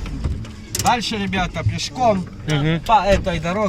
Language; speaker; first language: Russian; native; Russian